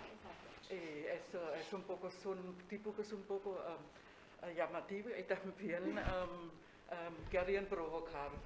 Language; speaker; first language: Spanish; non-native, fluent; German